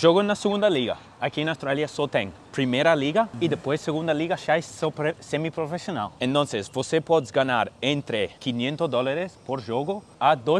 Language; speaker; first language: Portuguese; non-native, fluent; English